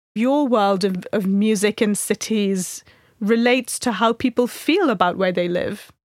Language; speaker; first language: English; non-native, local second language; Hindi